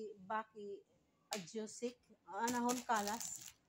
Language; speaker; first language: Arabic; non-native, learner; Filipino